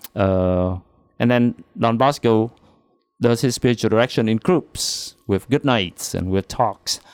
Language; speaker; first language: English; non-native, fluent; Vietnamese